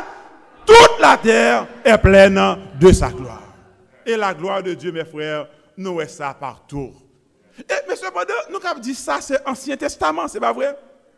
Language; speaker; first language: French; non-native, local second language; Haitian Creole